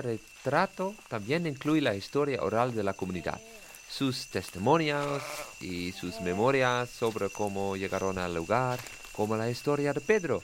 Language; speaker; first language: Spanish; non-native, learner; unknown